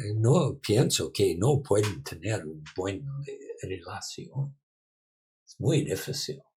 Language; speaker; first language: Spanish; non-native, learner; English